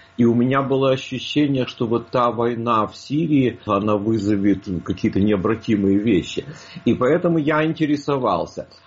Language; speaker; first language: Russian; native; Russian